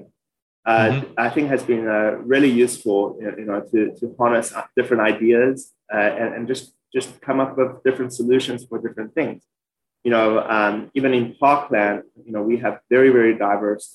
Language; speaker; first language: English; early bilingual, other home language; Chinese